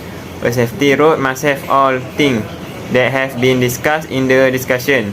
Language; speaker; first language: English; non-native, local second language; Malay